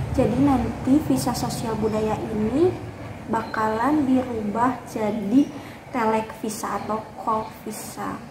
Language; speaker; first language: Indonesian; native; Indonesian